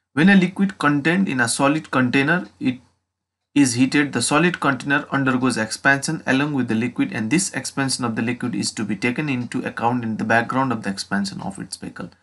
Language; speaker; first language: English; non-native, local second language; Nepali